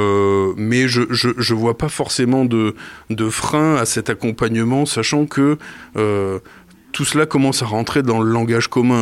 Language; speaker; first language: French; native; French